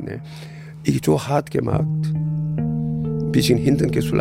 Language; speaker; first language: German; non-native, learner; Korean